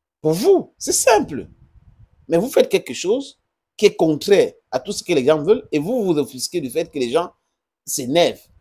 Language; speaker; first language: French; non-native, local second language; English